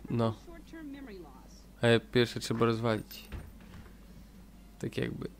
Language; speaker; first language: Polish; native; Polish